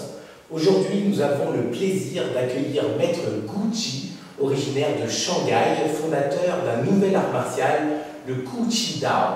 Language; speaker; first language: French; native; French